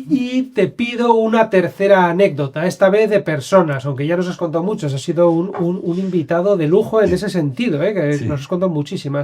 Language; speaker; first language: Spanish; native; Spanish